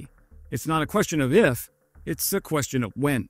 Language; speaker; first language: English; native; English